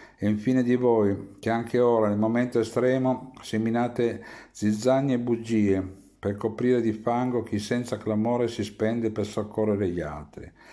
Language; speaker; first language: Italian; native; Italian